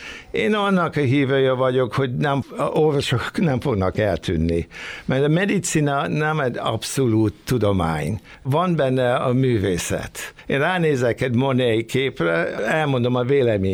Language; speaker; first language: Hungarian; early bilingual, other home language; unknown